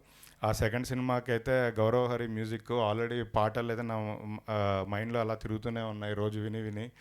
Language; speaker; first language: Telugu; native; Telugu